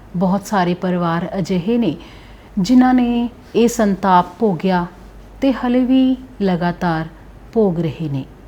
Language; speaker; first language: Punjabi; native; Punjabi